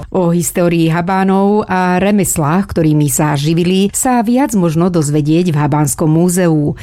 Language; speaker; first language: Slovak; native; Slovak